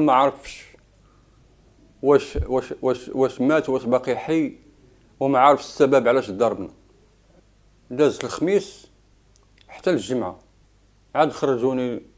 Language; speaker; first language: Arabic; native; Arabic